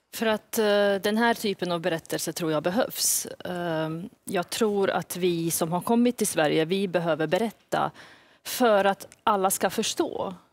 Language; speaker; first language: Swedish; early bilingual, other home language; Bosnian